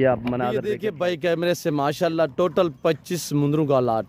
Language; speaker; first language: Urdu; non-native, local second language; Saraiki